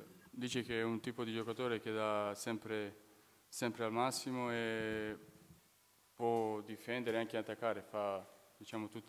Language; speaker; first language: Italian; non-native, fluent; Serbian